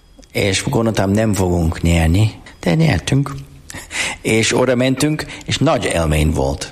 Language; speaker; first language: Hungarian; non-native, learner; English